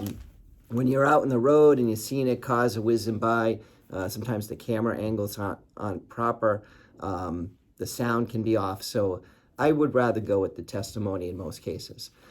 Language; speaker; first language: English; native; English